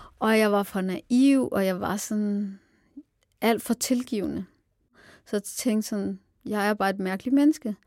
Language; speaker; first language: Danish; early bilingual, other home language; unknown